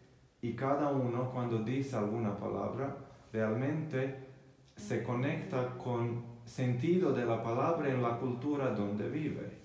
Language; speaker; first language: Spanish; non-native, fluent; Croatian